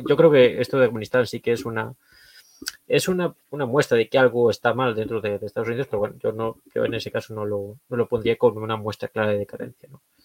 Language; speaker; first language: Spanish; native; Spanish